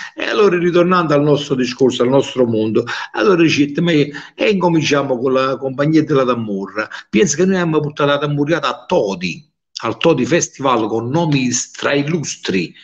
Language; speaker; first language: Italian; native; Italian